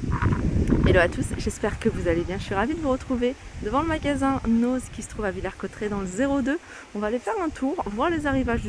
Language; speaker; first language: French; native; French